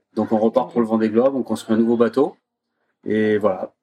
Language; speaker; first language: French; native; French